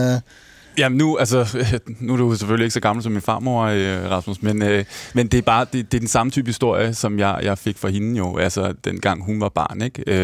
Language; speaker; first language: Danish; native; Danish